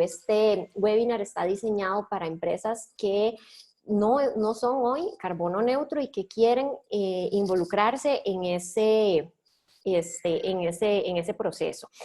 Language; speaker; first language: Spanish; native; Spanish